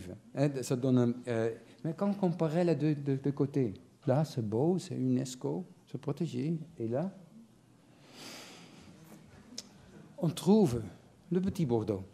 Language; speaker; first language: French; non-native, fluent; Dutch